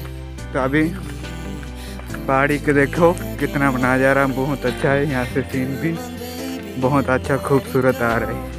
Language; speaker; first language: Hindi; non-native, local second language; Sadri